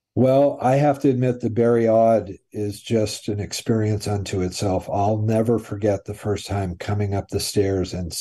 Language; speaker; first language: English; native; English